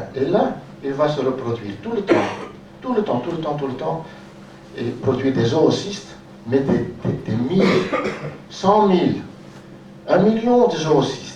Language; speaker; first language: French; non-native, local second language; Dutch